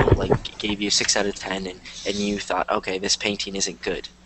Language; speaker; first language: English; native; English